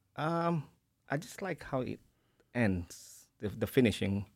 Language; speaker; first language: English; early bilingual, other home language; Indonesian